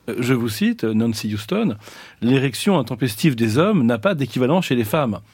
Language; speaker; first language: French; native; French